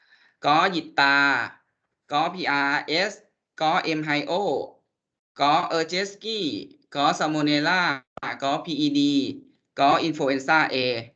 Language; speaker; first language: Vietnamese; non-native, learner; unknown